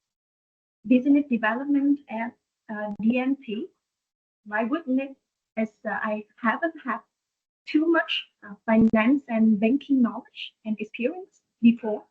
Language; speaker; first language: English; non-native, fluent; Vietnamese